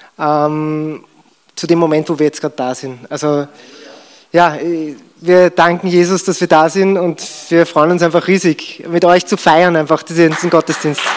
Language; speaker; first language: German; native; German